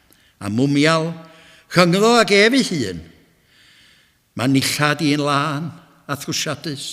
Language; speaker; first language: Welsh; native; Welsh